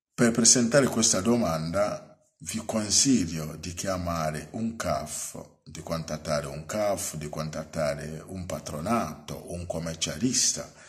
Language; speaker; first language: Italian; non-native, fluent; Akan